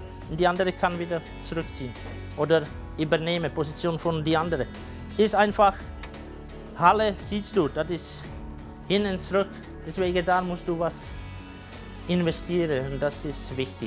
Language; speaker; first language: German; non-native, fluent; Czech